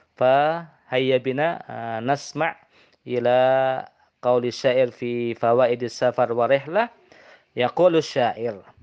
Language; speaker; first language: Arabic; non-native, fluent; Indonesian